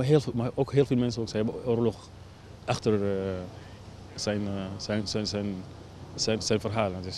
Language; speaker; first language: Dutch; non-native, learner; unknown